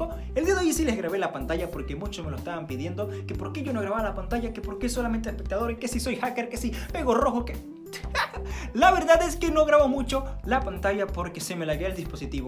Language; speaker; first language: Spanish; native; Spanish